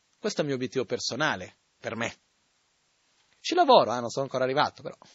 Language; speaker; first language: Italian; non-native, fluent; Portuguese